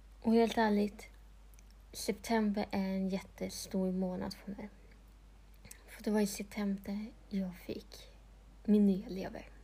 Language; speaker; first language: Swedish; non-native, local second language; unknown